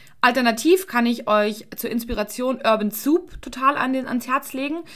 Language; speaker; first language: German; native; German